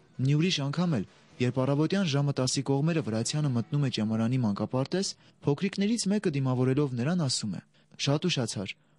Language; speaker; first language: Armenian; native; Armenian